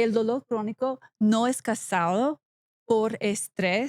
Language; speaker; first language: Spanish; non-native, learner; English